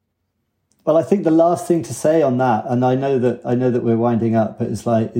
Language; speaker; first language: English; native; English